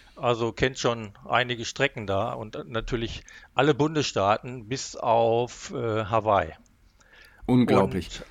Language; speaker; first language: German; native; German